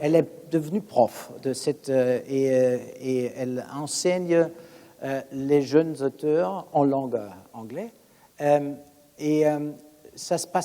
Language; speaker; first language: French; non-native, fluent; German